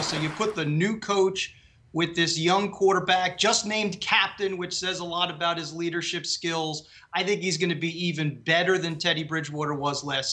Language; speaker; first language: English; native; English